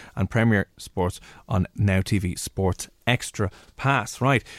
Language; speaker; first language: English; native; English